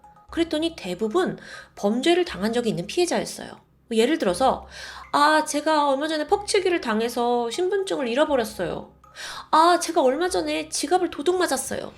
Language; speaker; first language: Korean; native; Korean